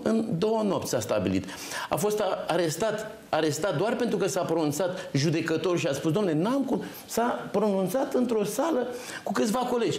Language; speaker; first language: Romanian; native; Romanian